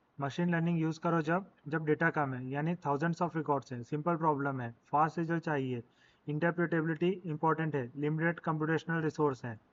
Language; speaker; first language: Hindi; native; Hindi